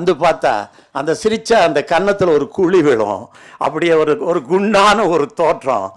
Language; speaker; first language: Tamil; native; Tamil